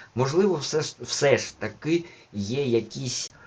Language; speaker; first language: Ukrainian; non-native, local second language; Russian